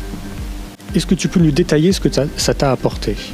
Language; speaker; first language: French; native; French